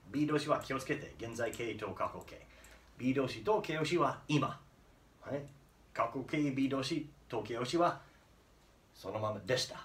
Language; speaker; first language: Japanese; non-native, learner; English